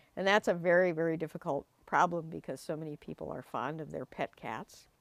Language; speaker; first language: English; native; English